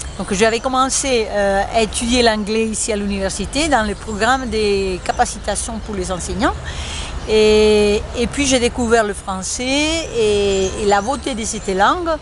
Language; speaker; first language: French; non-native, fluent; Spanish